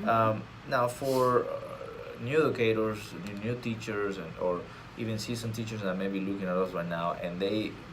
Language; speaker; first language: English; non-native, fluent; Spanish